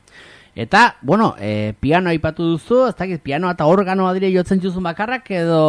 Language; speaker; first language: Basque; native; Basque